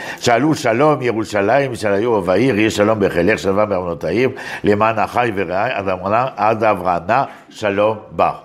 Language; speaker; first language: Hebrew; non-native, fluent; French